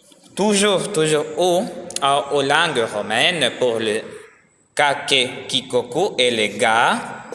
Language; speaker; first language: French; non-native, learner; Spanish